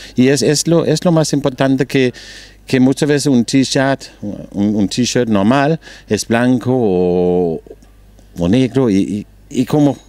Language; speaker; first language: Spanish; non-native, learner; Danish